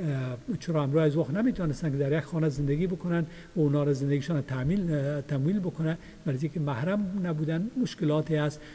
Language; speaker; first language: Persian; native; Persian